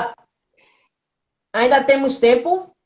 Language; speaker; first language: Portuguese; native; Portuguese